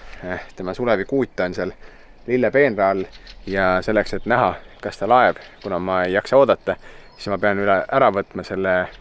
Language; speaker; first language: Estonian; native; Estonian